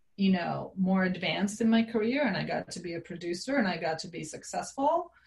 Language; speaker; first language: English; non-native, fluent; Serbian